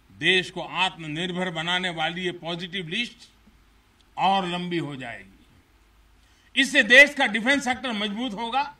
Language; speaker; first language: Hindi; non-native, local second language; Gujarati